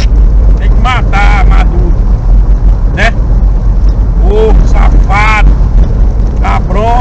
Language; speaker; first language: Portuguese; native; Portuguese